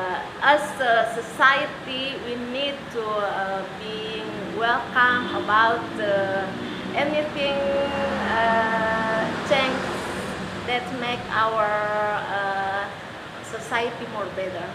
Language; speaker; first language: English; non-native, learner; Indonesian